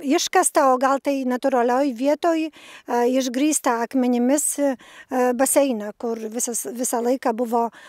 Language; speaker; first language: Lithuanian; native; Lithuanian